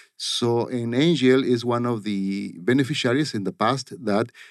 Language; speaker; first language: English; non-native, fluent; Spanish